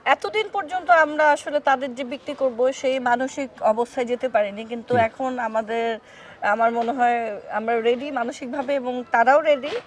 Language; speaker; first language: Bangla; native; Bangla